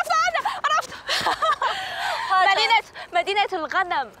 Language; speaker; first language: Arabic; non-native, learner; Chinese